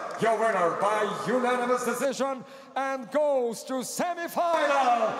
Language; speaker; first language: English; non-native, fluent; Russian